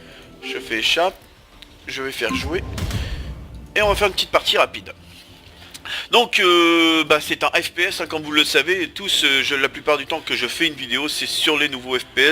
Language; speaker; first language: French; native; French